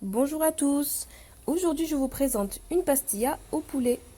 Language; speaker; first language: French; non-native, local second language; Arabic